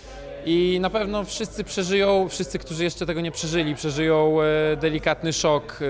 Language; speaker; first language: Polish; native; Polish